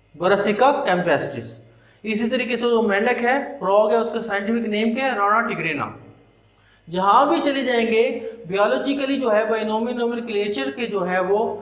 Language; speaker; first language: Urdu; non-native, local second language; Punjabi